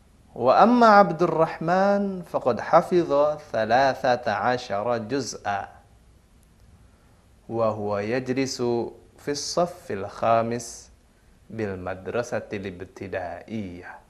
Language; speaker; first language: Arabic; non-native, fluent; Indonesian